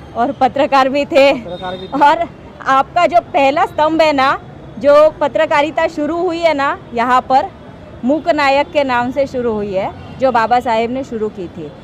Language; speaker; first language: Hindi; non-native, local second language; Marathi